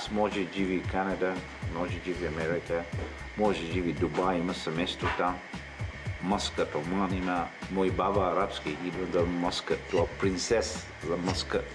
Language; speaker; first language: Bulgarian; non-native, learner; Swahili